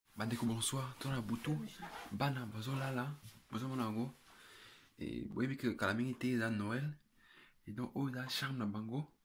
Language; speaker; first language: Lingala; non-native, learner; French